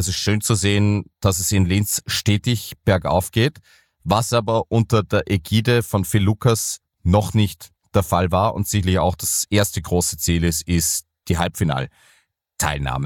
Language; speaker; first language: German; native; German